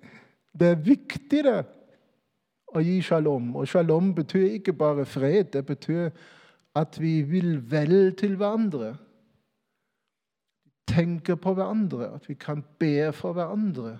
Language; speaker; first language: Norwegian; non-native, fluent; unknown